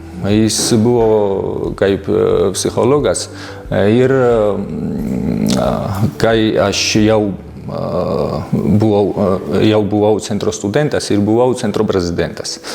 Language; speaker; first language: Lithuanian; non-native, fluent; Georgian